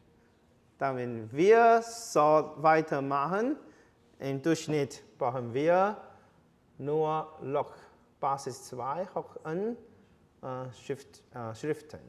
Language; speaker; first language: German; non-native, learner; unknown